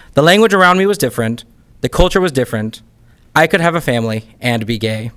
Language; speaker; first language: English; native; English